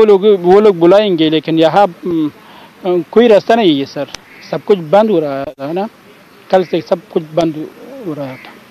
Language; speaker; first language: Hindi; non-native, learner; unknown